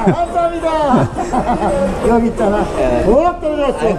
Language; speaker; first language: Korean; non-native, learner; Turkish